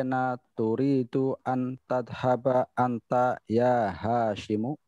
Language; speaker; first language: Arabic; non-native, learner; Indonesian